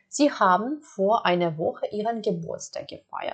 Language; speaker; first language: German; non-native, fluent; Ukrainian